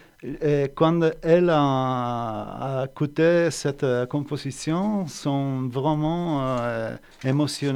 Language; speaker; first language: French; non-native, fluent; Italian